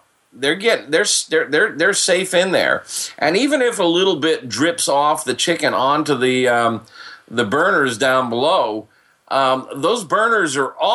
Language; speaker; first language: English; native; English